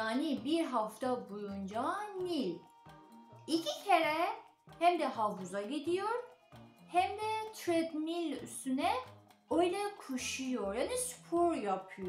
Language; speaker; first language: Turkish; non-native, learner; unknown